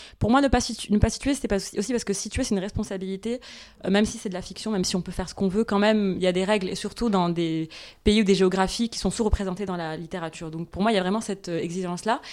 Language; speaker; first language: French; non-native, local second language; Arabic